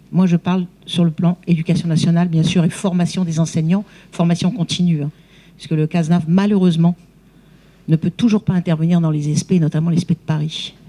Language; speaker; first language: French; native; French